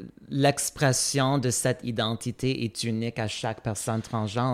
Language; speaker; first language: French; non-native, fluent; English